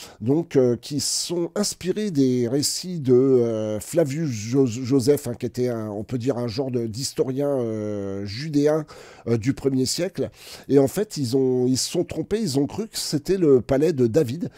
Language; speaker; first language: French; native; French